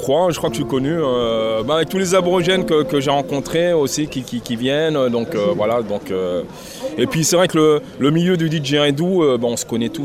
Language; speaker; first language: French; native; French